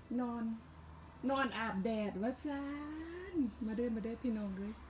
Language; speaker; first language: Thai; native; Thai